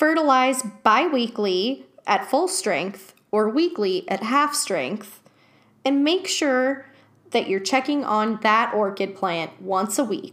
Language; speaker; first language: English; native; English